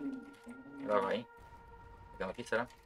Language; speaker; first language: Portuguese; native; Portuguese